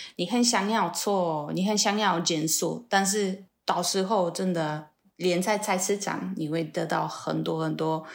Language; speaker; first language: Chinese; non-native, fluent; Polish